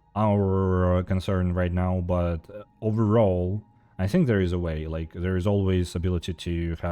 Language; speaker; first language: English; non-native, fluent; Belarusian